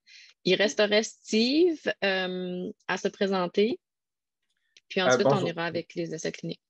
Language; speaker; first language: French; native; French